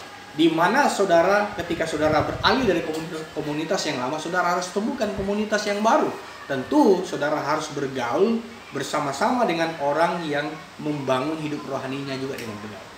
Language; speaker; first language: Indonesian; native; Indonesian